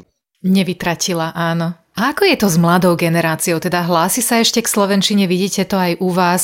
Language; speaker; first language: Slovak; native; Slovak